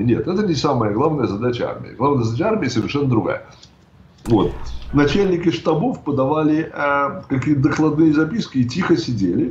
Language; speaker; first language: Russian; native; Russian